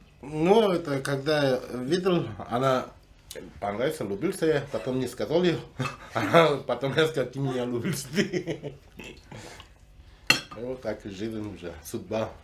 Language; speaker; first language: Russian; non-native, local second language; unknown